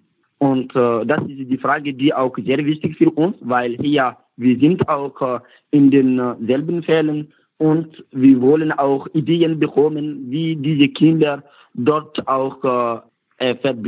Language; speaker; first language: German; non-native, learner; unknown